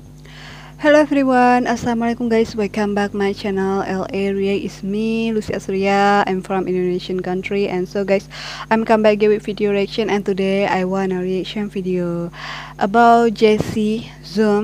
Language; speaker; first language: English; non-native, learner; Indonesian